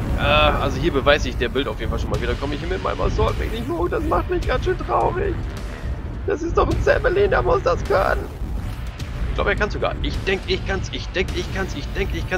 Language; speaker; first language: German; native; German